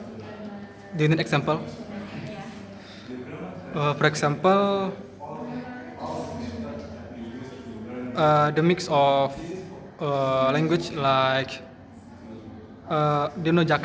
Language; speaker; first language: English; non-native, learner; Indonesian